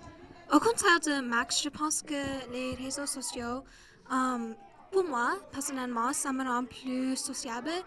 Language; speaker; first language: French; non-native, local second language; English